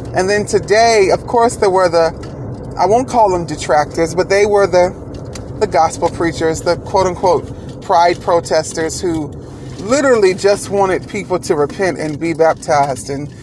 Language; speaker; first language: English; native; English